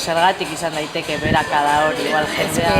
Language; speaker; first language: Basque; native; Basque